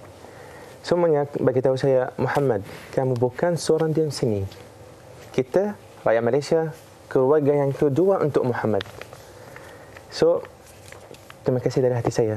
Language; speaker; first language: Indonesian; non-native, fluent; Arabic